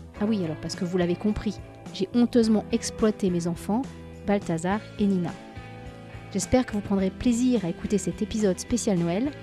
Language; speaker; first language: French; native; French